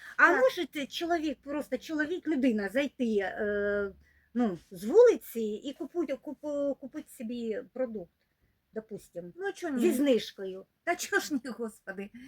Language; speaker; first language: Ukrainian; non-native, local second language; Russian